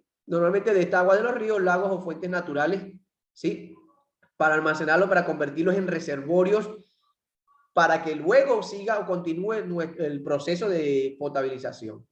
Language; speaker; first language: Spanish; native; Spanish